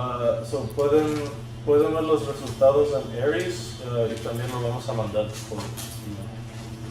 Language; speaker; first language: Spanish; early bilingual, heritage; Spanish